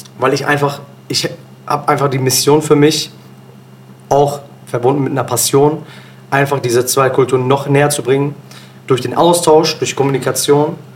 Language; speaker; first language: German; early bilingual, other home language; Turkish